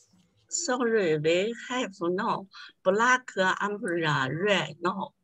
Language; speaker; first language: English; non-native, learner; Chinese